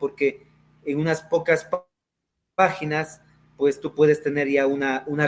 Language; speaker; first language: Spanish; native; Spanish